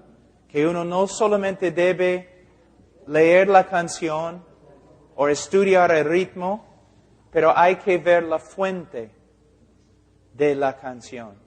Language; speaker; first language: Spanish; non-native, fluent; English